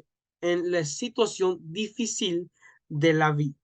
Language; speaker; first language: French; non-native, learner; Spanish